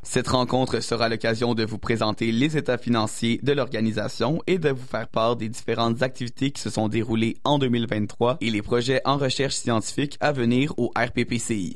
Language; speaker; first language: French; native; French